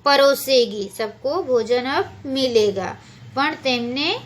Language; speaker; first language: Hindi; non-native, local second language; Gujarati